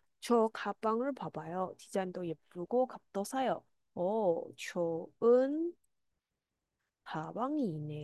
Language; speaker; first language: Korean; non-native, fluent; Chinese